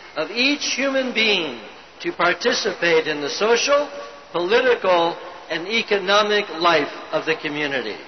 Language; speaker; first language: English; native; English